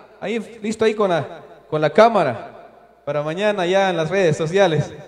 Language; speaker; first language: Spanish; non-native, local second language; Kaqchikel